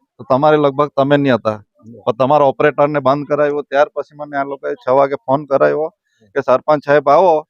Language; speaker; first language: Gujarati; native; Gujarati